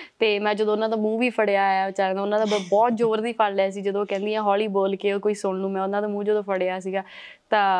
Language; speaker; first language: Punjabi; early bilingual, heritage; Punjabi